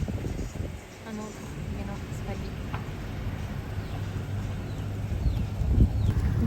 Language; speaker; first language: French; native; French